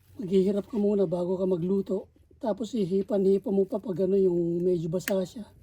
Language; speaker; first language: Filipino; native; Filipino